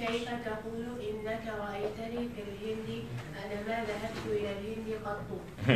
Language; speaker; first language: Arabic; non-native, learner; Urdu